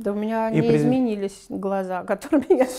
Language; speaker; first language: Russian; native; Russian